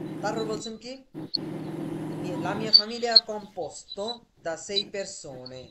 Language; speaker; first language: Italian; non-native, fluent; Bangla